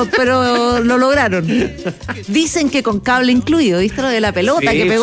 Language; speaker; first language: Spanish; native; Spanish